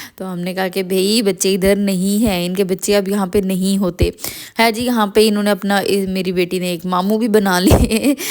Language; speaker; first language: Urdu; native; Urdu